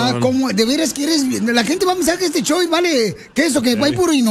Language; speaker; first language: Spanish; native; Spanish